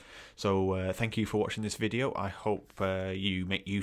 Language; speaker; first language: English; native; English